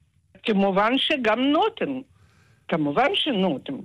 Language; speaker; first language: Hebrew; non-native, fluent; Russian